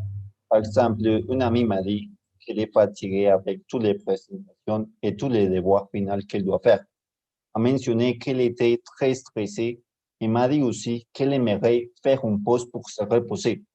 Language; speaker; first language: French; non-native, learner; Spanish